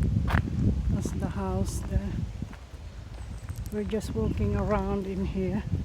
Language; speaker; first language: English; non-native, fluent; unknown